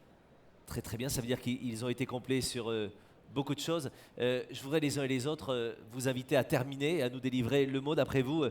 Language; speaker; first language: French; native; French